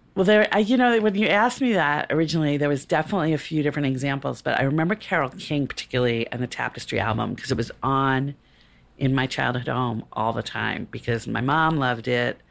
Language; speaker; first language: English; native; English